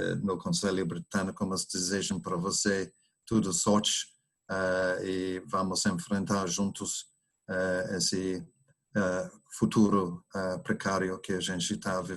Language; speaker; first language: Portuguese; non-native, fluent; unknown